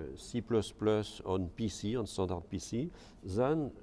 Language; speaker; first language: English; non-native, fluent; French